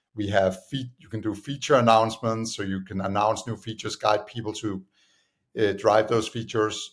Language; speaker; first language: English; non-native, fluent; Danish